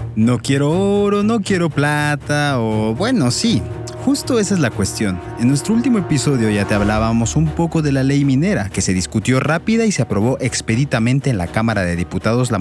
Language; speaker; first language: Spanish; native; Spanish